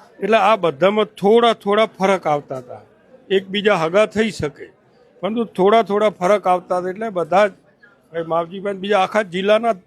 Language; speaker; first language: Gujarati; native; Gujarati